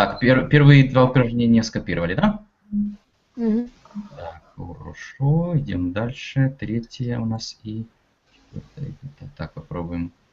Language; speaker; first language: Russian; native; Russian